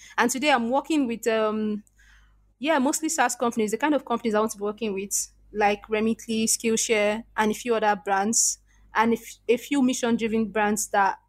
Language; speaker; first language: English; non-native, local second language; Igbo